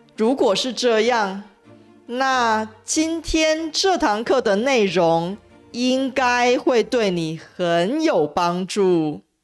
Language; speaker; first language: Chinese; native; Chinese